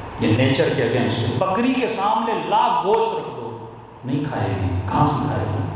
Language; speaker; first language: Urdu; early bilingual, heritage; Urdu